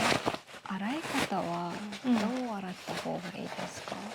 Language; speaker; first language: Japanese; non-native, fluent; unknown